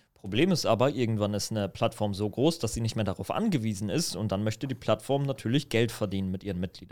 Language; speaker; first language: German; native; German